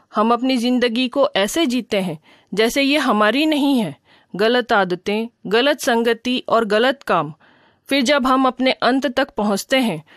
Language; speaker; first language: Hindi; native; Hindi